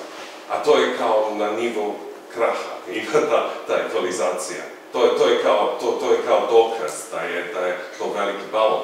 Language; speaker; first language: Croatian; non-native, fluent; English